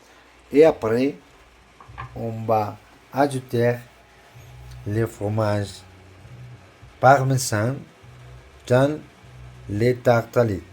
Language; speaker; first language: French; non-native, learner; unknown